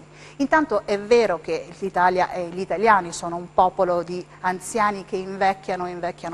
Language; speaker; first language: Italian; native; Italian